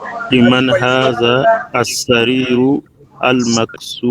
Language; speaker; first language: Arabic; non-native, learner; French